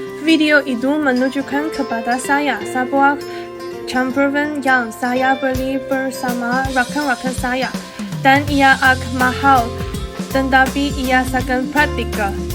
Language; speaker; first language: Malay; non-native, learner; Chinese